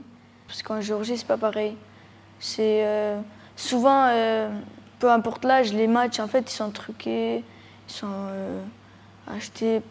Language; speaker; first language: French; early bilingual, other home language; Georgian